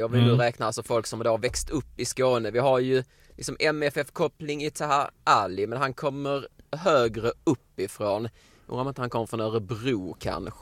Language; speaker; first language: Swedish; native; Swedish